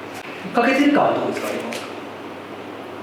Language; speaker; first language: Japanese; native; Japanese